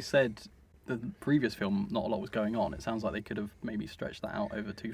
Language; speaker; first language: English; native; English